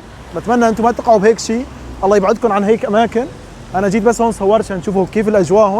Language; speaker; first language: Arabic; native; Arabic